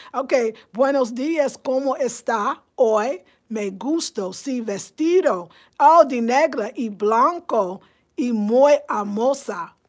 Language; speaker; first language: Spanish; non-native, learner; English